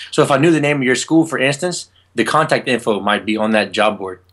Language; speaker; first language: English; native; English